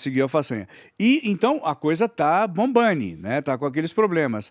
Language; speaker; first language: Portuguese; native; Portuguese